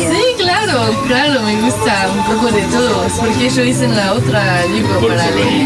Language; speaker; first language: Spanish; non-native, learner; French